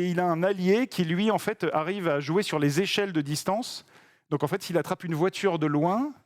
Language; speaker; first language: French; native; French